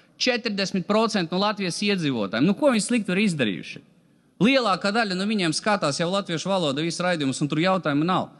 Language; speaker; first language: Latvian; non-native, local second language; Russian